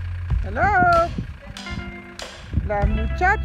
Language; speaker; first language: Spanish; non-native, learner; Portuguese